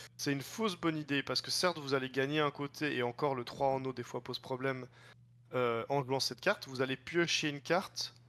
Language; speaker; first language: French; native; French